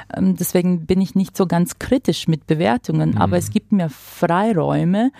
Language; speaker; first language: German; non-native, fluent; Croatian